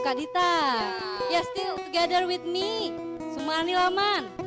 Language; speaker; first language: English; non-native, fluent; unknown